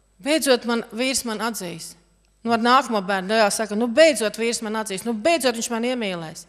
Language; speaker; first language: Latvian; native; Latvian